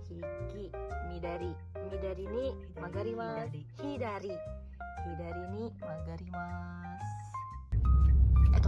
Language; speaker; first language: Japanese; non-native, learner; Indonesian